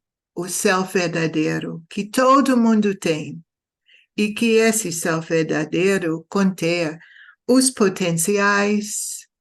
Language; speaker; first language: Portuguese; non-native, fluent; English